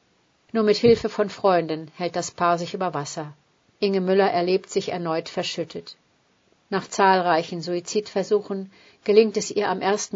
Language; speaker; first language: German; native; German